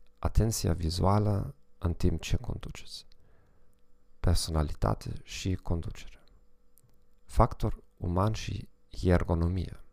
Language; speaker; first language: Romanian; non-native, fluent; German